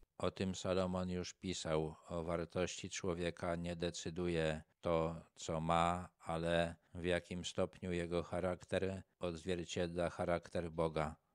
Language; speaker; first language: Polish; native; Polish